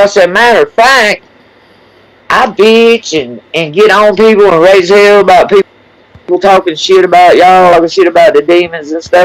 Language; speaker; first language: English; native; English